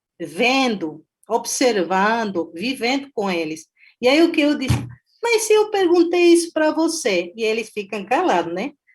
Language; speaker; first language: Portuguese; non-native, fluent; Spanish